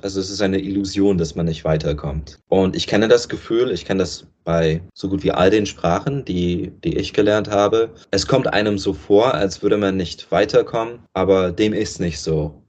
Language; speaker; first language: German; non-native, fluent; English